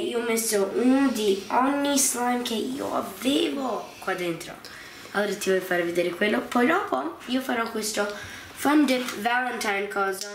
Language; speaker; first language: Italian; early bilingual, heritage; Italian